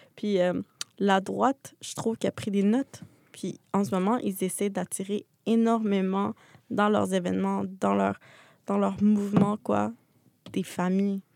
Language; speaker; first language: French; native; French